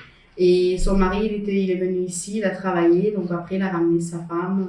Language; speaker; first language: French; early bilingual, other home language; Turkish